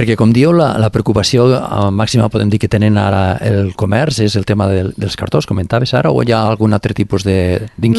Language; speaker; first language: Catalan; native; Catalan